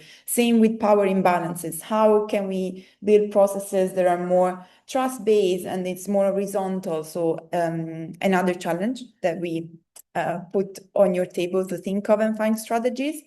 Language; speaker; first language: English; non-native, fluent; Italian